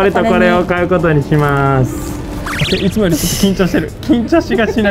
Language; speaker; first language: Japanese; native; Japanese